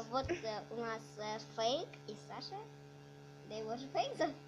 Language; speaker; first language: Russian; native; Russian